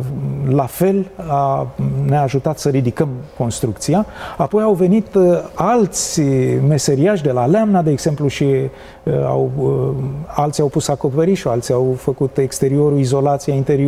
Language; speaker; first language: Romanian; native; Romanian